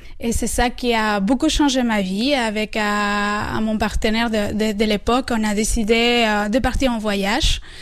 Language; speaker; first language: French; non-native, fluent; Spanish